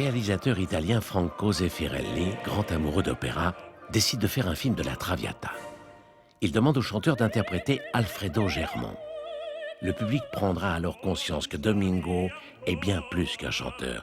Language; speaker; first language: French; native; French